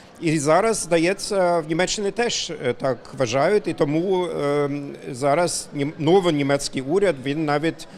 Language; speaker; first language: Ukrainian; non-native, fluent; German